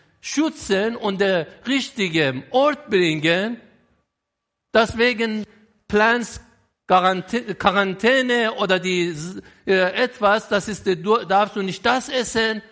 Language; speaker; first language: German; non-native, learner; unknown